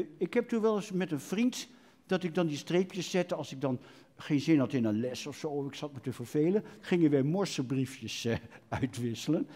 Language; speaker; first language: Dutch; native; Dutch